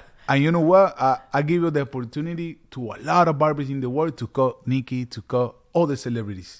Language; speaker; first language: English; early bilingual, other home language; Spanish